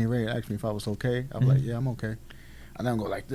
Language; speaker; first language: English; native; English